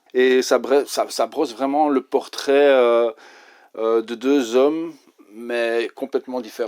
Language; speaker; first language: French; native; French